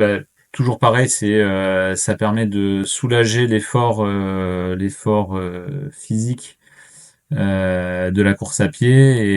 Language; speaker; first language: French; native; French